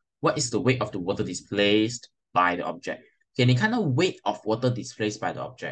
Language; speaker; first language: English; non-native, local second language; Chinese